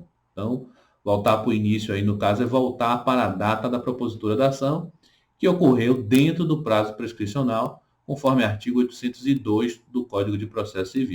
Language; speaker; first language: Portuguese; native; Portuguese